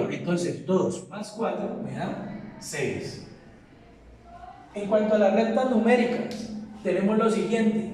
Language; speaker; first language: Spanish; native; Spanish